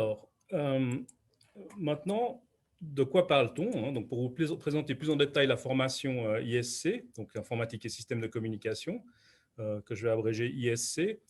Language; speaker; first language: French; native; French